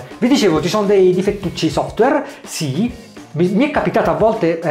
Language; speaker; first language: Italian; native; Italian